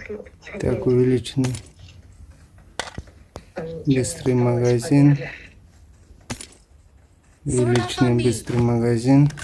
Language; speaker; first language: Russian; non-native, local second language; Kyrgyz